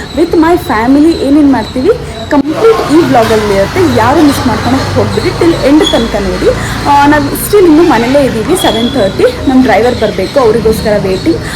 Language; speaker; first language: Kannada; native; Kannada